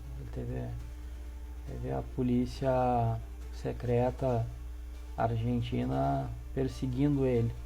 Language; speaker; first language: Portuguese; early bilingual, other home language; Spanish